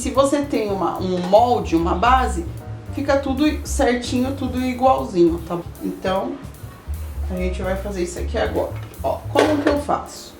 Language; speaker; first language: Portuguese; native; Portuguese